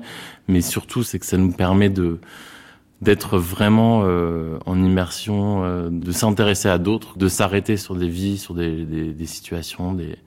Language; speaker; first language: French; native; French